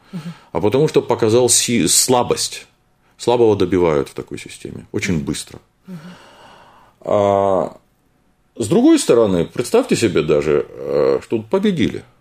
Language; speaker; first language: Russian; native; Russian